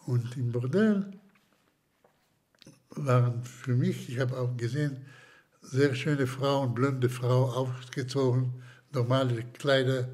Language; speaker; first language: German; non-native, fluent; Slovak